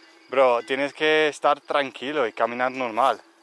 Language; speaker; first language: Spanish; non-native, fluent; English